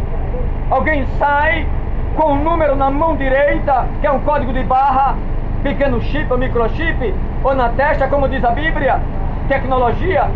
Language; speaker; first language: Portuguese; native; Portuguese